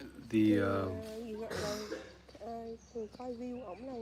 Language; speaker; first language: Vietnamese; native; Vietnamese